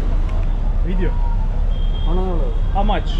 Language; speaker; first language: English; non-native, learner; Turkish